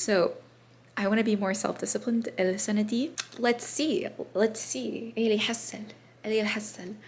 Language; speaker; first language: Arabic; non-native, learner; English